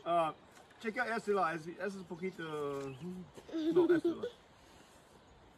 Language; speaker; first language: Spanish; non-native, learner; English